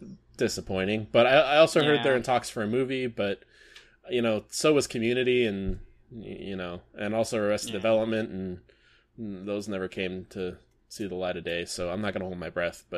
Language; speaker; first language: English; native; English